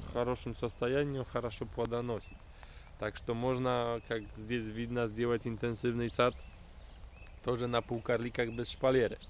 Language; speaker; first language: Russian; non-native, fluent; Polish